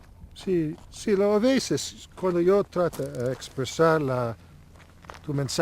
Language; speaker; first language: Spanish; non-native, learner; Italian